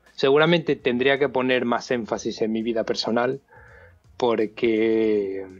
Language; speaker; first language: Spanish; native; Spanish